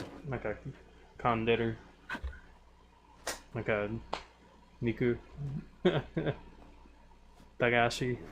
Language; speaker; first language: Japanese; non-native, learner; English